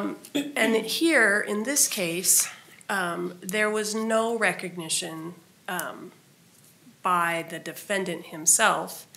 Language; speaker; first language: English; native; English